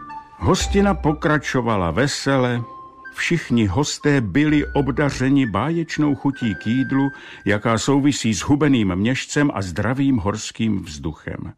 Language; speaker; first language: Czech; native; Czech